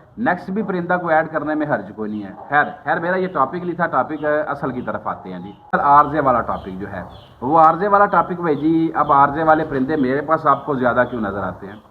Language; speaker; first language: Urdu; non-native, local second language; Punjabi